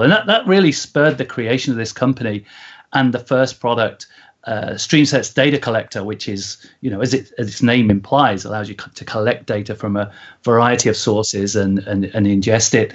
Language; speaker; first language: English; native; English